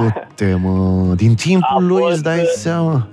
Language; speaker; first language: Romanian; native; Romanian